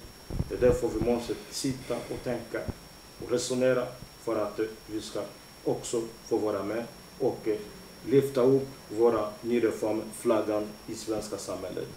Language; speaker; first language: Swedish; non-native, fluent; Lingala